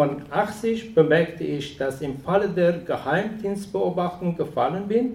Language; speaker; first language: German; non-native, fluent; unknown